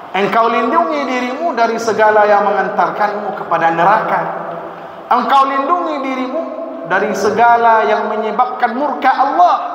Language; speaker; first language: Malay; non-native, local second language; Minangkabau